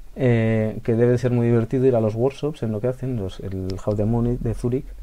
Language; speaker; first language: Spanish; native; Spanish